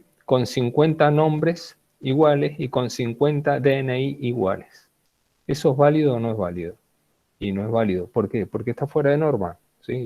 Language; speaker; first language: Spanish; native; Spanish